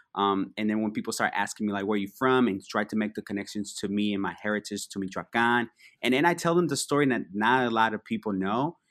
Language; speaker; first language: English; early bilingual, other home language; Spanish